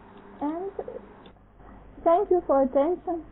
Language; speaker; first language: English; non-native, learner; Russian